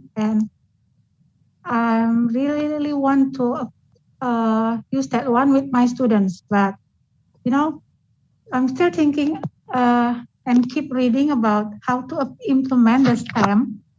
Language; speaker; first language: English; non-native, fluent; Indonesian